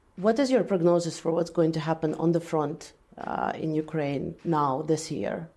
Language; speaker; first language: English; non-native, fluent; Latvian